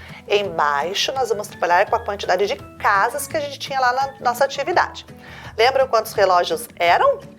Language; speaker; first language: Portuguese; native; Portuguese